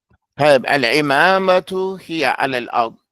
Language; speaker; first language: Arabic; non-native, fluent; English